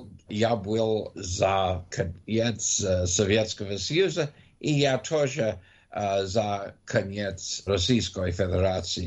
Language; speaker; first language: Russian; non-native, learner; English